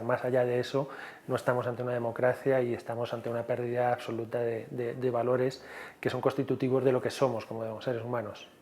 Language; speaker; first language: Spanish; native; Spanish